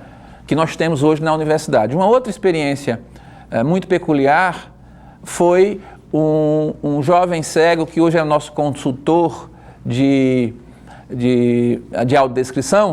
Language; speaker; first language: Portuguese; native; Portuguese